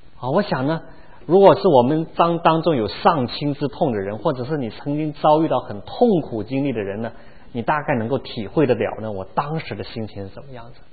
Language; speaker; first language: Chinese; non-native, local second language; Cantonese